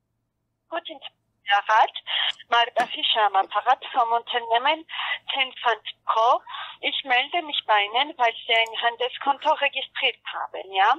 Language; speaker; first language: German; non-native, fluent; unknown